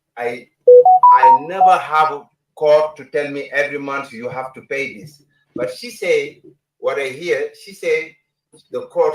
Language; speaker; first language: English; non-native, learner; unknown